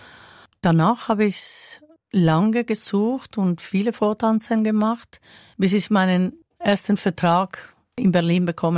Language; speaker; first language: German; non-native, fluent; Spanish